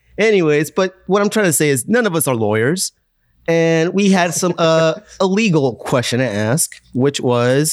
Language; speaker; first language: English; native; English